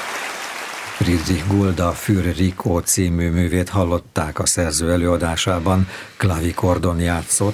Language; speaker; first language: Hungarian; native; Hungarian